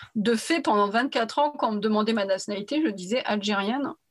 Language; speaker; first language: French; early bilingual, other home language; Arabic